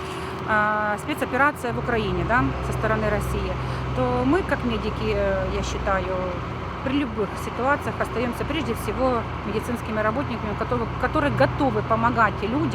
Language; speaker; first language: Russian; native; Russian